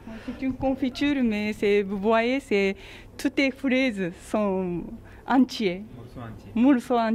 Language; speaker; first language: French; non-native, learner; Japanese